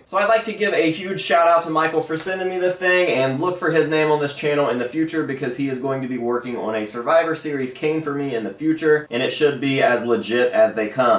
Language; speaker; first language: English; native; English